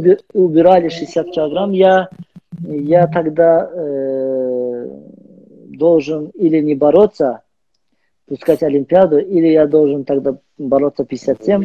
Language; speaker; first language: Russian; non-native, learner; Azerbaijani